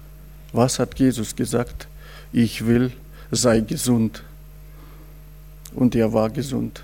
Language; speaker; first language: German; non-native, fluent; Russian